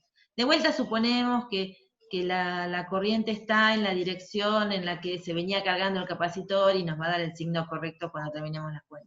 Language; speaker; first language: Spanish; native; Spanish